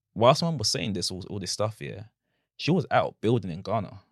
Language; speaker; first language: English; early bilingual, other home language; Akan